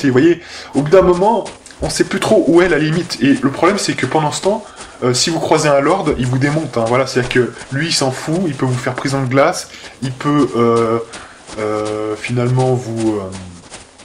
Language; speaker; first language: French; native; French